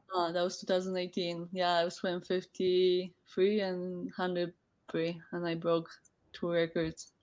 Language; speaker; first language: English; non-native, fluent; Polish